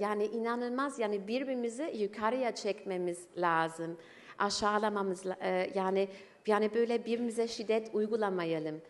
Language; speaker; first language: Turkish; early bilingual, heritage; German